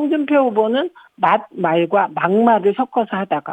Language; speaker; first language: Korean; native; Korean